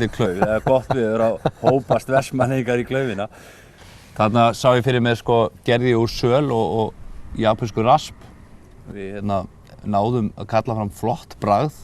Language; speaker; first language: Icelandic; native; Icelandic